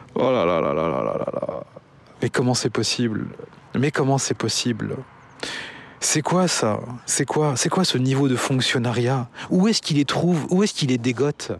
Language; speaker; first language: French; native; French